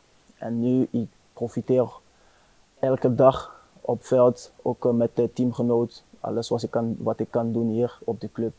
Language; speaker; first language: Dutch; non-native, fluent; French